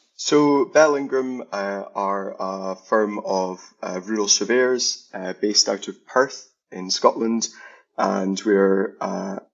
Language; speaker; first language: English; native; English